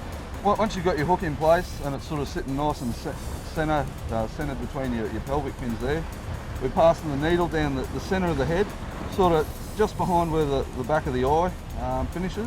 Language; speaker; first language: English; native; English